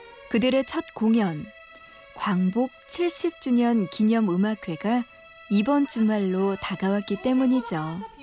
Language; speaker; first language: Korean; native; Korean